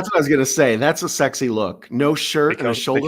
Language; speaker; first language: English; native; English